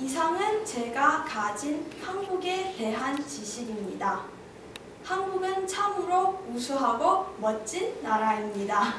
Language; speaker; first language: Korean; non-native, learner; Chinese